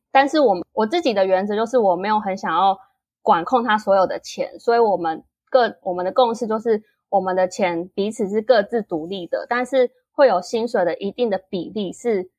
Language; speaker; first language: Chinese; native; Chinese